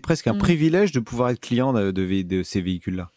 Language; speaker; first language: French; native; French